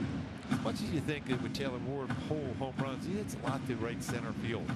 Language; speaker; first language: English; native; English